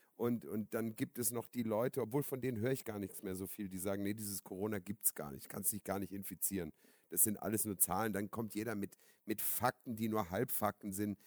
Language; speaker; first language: German; native; German